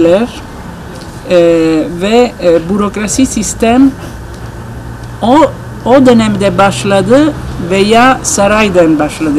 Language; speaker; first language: Turkish; non-native, learner; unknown